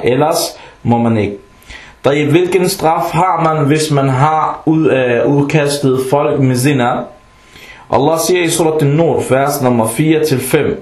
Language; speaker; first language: Danish; non-native, fluent; Arabic